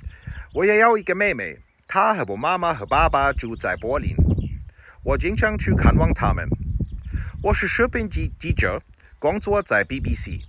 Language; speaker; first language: Chinese; non-native, learner; German